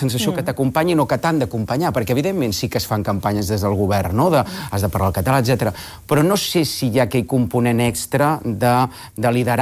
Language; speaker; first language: Catalan; non-native, local second language; Spanish